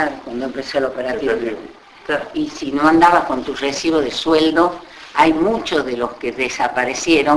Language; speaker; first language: Spanish; native; Spanish